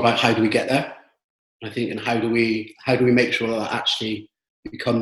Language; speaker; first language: English; native; English